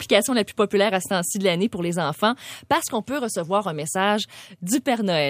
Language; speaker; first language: French; native; French